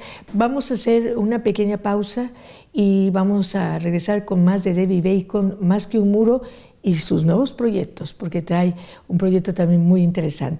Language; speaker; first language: Spanish; native; Spanish